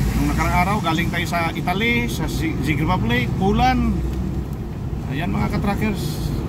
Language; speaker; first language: Filipino; non-native, local second language; Cebuano